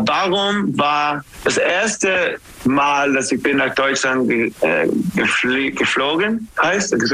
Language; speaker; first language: German; non-native, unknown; English